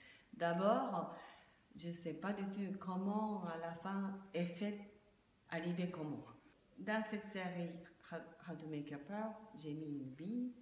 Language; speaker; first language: French; non-native, learner; Japanese